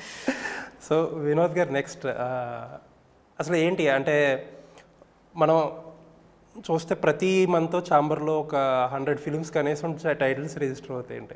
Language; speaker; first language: Telugu; native; Telugu